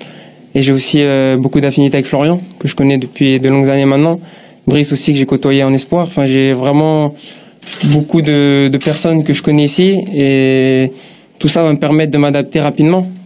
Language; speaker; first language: French; native; French